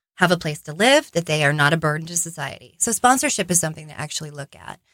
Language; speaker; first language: English; native; English